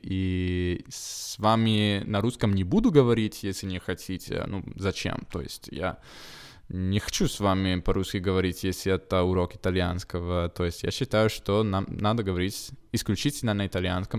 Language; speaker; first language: Russian; non-native, fluent; Italian